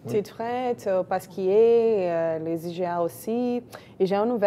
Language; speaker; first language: French; non-native, fluent; Portuguese